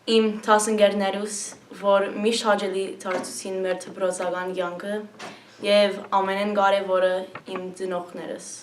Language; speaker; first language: Armenian; early bilingual, other home language; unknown